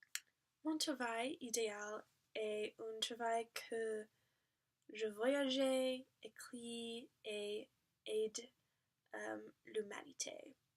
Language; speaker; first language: French; non-native, learner; English